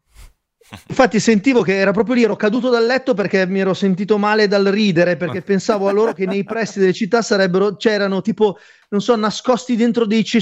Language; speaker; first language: Italian; native; Italian